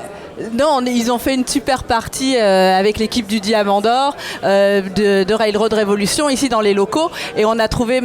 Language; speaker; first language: French; native; French